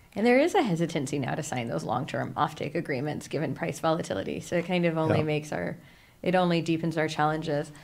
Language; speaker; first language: English; native; English